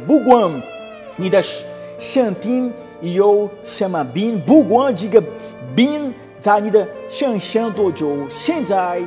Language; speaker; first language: Chinese; non-native, fluent; Portuguese